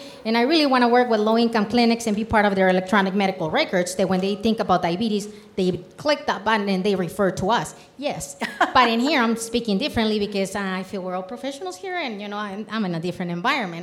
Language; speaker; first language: English; non-native, fluent; Spanish